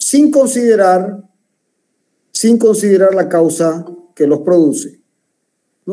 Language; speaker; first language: Spanish; native; Spanish